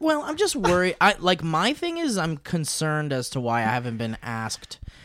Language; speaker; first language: English; native; English